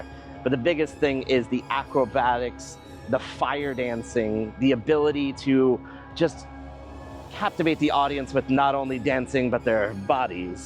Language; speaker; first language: English; native; English